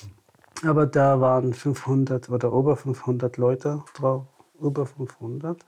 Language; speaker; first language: German; non-native, fluent; Tamasheq